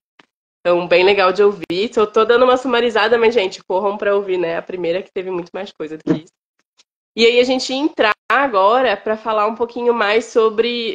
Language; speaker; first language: Portuguese; native; Portuguese